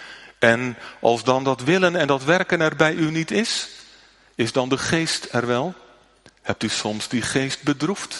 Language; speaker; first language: Dutch; native; Dutch